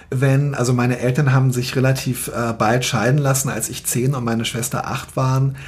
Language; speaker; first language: German; native; German